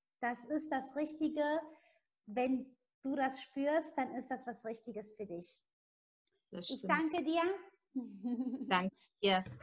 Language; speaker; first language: German; non-native, fluent; Italian